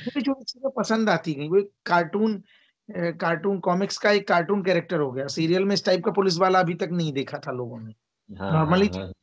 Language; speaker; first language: Hindi; native; Hindi